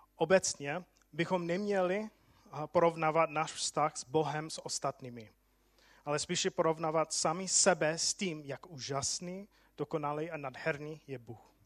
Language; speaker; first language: Czech; non-native, fluent; English